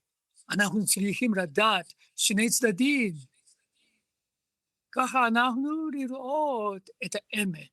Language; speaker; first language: Hebrew; non-native, learner; Japanese